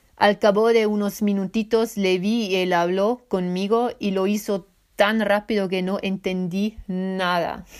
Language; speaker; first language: Spanish; non-native, fluent; Swiss German